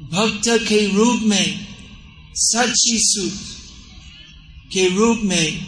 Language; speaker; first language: Hindi; non-native, fluent; English